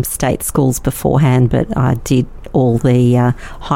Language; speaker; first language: English; non-native, local second language; Yiddish